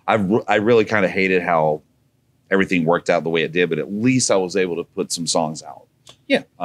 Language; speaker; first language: English; native; English